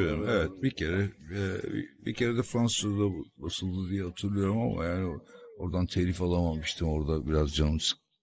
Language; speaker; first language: Turkish; native; Turkish